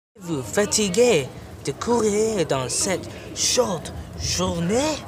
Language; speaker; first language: French; non-native, learner; English